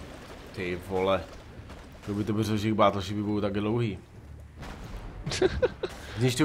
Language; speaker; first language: Czech; native; Czech